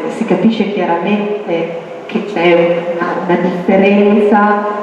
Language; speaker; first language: Italian; native; Italian